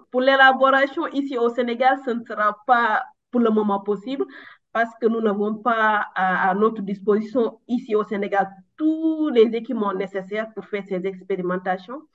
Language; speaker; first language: French; non-native, local second language; Wolof